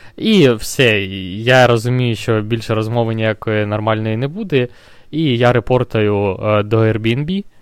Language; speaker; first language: Ukrainian; non-native, local second language; Russian